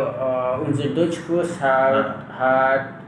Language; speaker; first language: German; non-native, learner; Indonesian